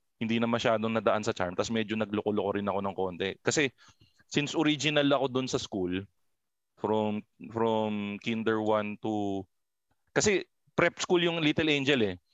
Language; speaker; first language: Filipino; native; Filipino